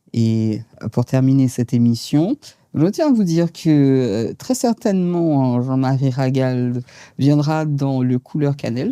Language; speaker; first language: French; native; French